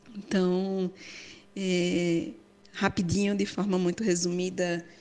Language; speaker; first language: Portuguese; native; Portuguese